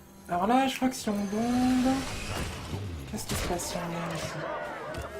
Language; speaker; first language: French; native; French